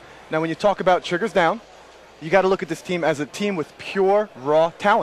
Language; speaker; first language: English; native; English